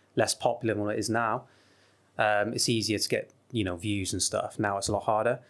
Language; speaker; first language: English; native; English